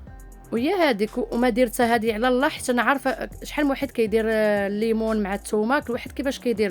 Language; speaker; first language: Arabic; native; Arabic